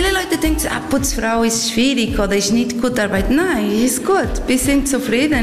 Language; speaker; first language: German; non-native, learner; Portuguese